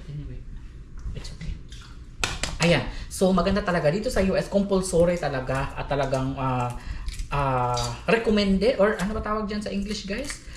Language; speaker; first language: Filipino; native; Filipino